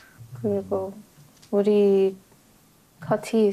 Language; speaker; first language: Korean; non-native, learner; Russian